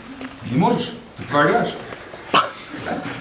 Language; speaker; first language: Russian; non-native, learner; Estonian